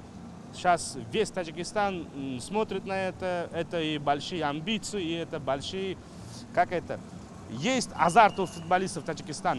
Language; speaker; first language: Russian; non-native, fluent; Uzbek